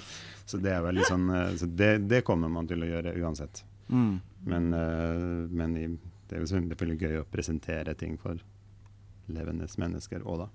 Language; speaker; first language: Norwegian; non-native, fluent; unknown